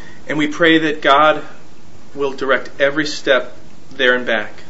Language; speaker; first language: English; native; English